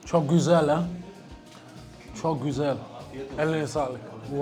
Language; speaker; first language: Turkish; non-native, learner; Italian